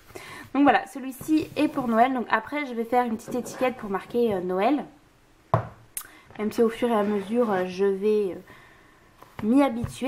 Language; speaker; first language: French; native; French